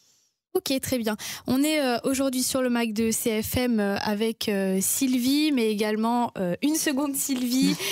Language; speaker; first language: French; native; French